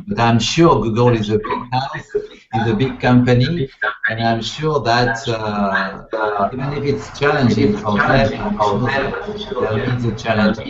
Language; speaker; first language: English; non-native, fluent; French